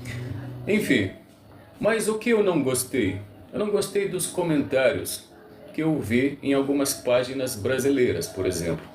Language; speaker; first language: Portuguese; non-native, local second language; Arabic